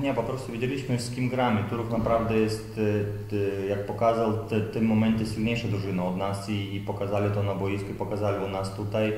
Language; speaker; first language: Polish; non-native, fluent; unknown